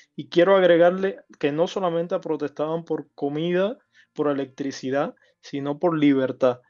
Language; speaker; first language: Spanish; native; Spanish